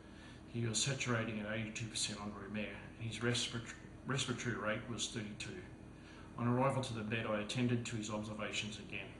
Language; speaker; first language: English; native; English